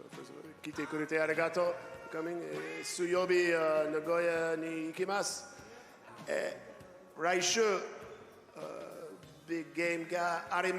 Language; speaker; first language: Japanese; non-native, learner; English